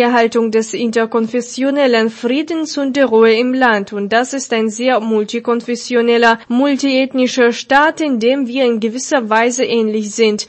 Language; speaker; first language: German; non-native, fluent; Russian